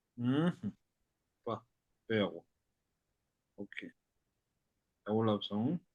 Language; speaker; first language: English; non-native, fluent; Tibetan